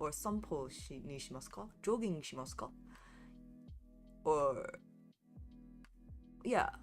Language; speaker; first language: Japanese; non-native, learner; English